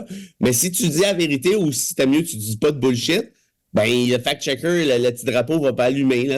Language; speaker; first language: French; native; French